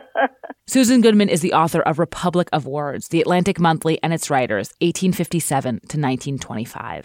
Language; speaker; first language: English; native; English